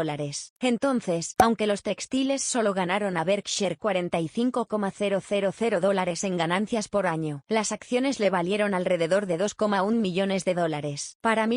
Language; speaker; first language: Spanish; native; Spanish